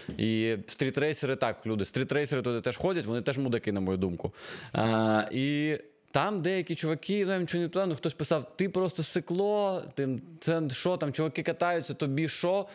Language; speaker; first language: Ukrainian; non-native, local second language; Russian